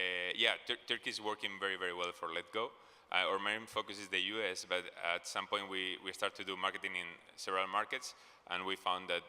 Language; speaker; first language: English; non-native, fluent; Spanish